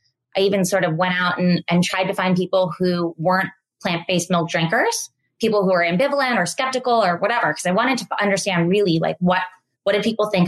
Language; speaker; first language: English; native; English